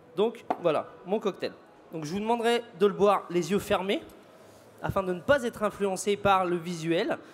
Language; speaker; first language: French; native; French